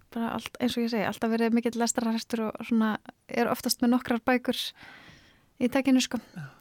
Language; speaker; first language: Icelandic; native; Icelandic